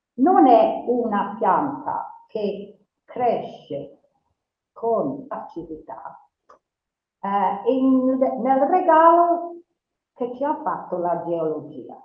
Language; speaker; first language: Italian; non-native, fluent; English